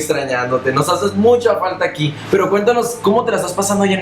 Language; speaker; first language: Spanish; native; Spanish